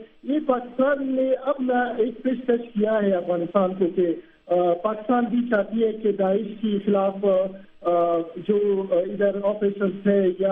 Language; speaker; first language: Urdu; non-native, fluent; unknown